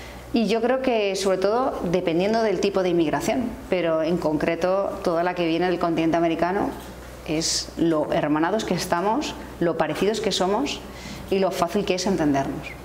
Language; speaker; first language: Spanish; native; Spanish